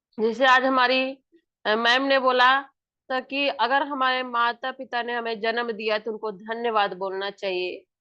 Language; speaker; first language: Hindi; native; Hindi